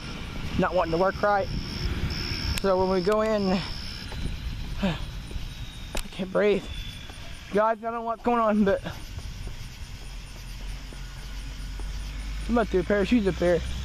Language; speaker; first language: English; native; English